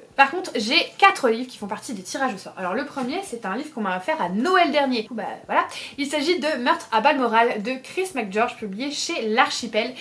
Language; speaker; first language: French; native; French